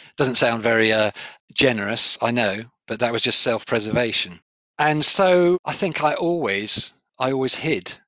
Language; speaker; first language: English; native; English